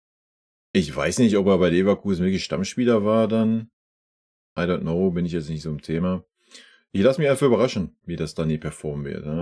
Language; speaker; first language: German; native; German